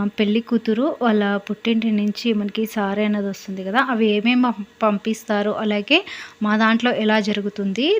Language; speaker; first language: Telugu; non-native, local second language; Lambadi